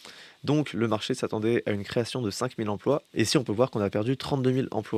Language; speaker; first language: French; native; French